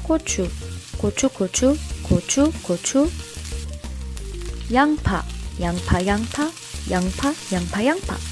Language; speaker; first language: Korean; non-native, fluent; Spanish